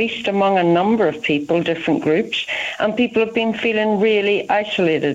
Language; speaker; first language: English; native; English